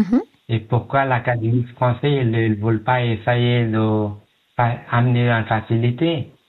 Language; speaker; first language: French; non-native, learner; Pashto